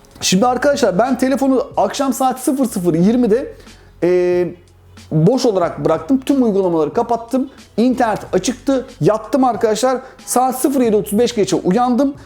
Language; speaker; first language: Turkish; native; Turkish